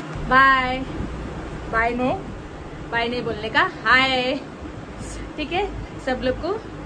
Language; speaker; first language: Hindi; non-native, local second language; Telugu